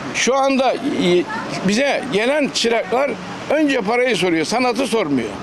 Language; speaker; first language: Turkish; native; Turkish